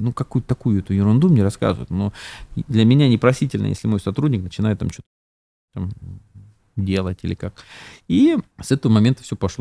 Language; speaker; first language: Russian; native; Russian